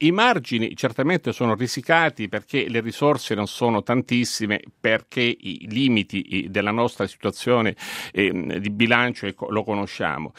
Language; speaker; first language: Italian; native; Italian